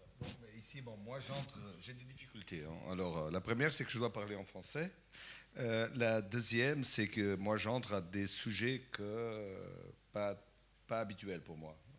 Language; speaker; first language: French; non-native, fluent; Portuguese